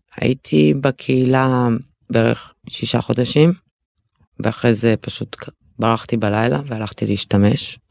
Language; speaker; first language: Hebrew; early bilingual, other home language; Russian